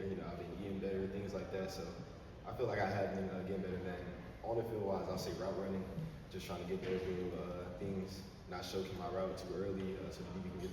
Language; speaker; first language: English; native; English